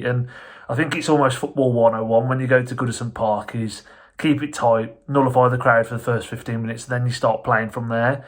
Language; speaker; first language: English; native; English